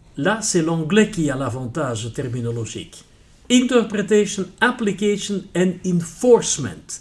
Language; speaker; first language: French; non-native, local second language; Dutch